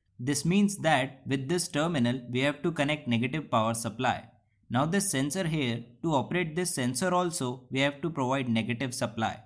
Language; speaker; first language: English; non-native, local second language; Hindi